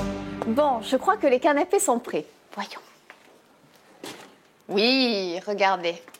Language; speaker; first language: French; native; French